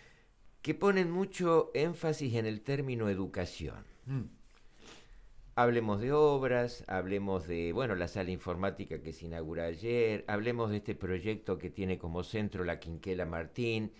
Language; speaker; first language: Spanish; native; Spanish